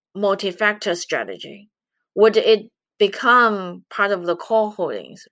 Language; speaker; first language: English; non-native, fluent; Chinese